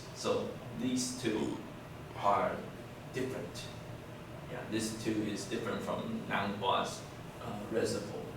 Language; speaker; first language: English; non-native, fluent; Chinese